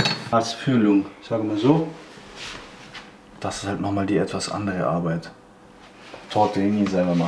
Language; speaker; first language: German; native; German